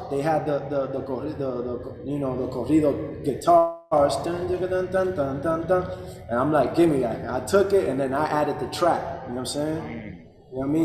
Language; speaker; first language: English; early bilingual, other home language; Spanish